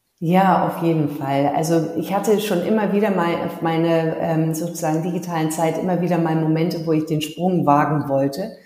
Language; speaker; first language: German; early bilingual, heritage; German